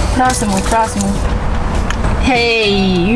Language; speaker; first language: Portuguese; non-native, learner; English